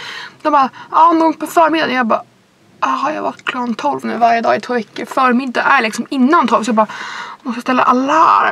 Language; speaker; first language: Swedish; native; Swedish